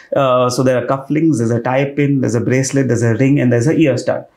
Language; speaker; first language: English; non-native, local second language; Hindi